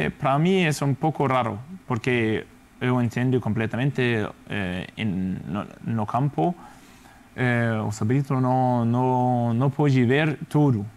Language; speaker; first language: Spanish; non-native, fluent; Danish